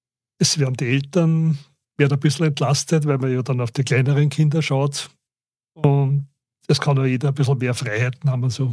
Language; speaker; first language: German; native; German